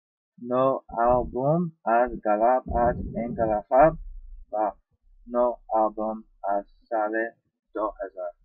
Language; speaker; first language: Persian; non-native, learner; English